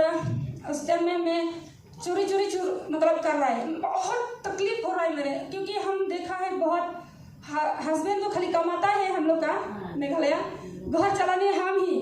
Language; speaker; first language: Hindi; non-native, local second language; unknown